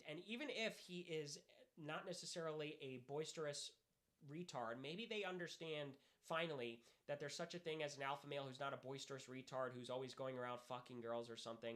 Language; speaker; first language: English; native; English